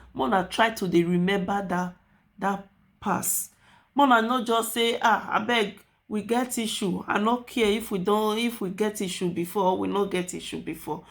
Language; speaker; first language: Nigerian Pidgin; native; Nigerian Pidgin